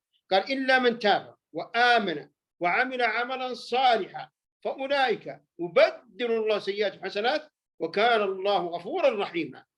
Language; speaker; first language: Arabic; native; Arabic